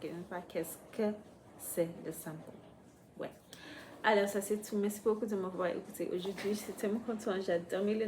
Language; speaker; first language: French; non-native, fluent; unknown